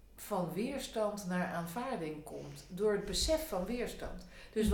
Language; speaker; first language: Dutch; native; Dutch